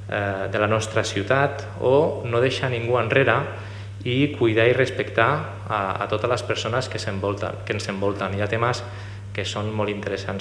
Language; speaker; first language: Catalan; native; Catalan